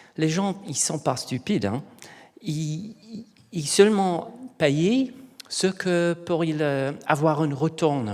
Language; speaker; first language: French; non-native, learner; English